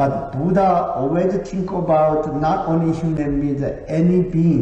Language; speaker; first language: English; non-native, learner; Korean